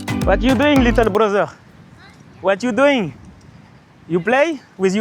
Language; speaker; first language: English; non-native, learner; French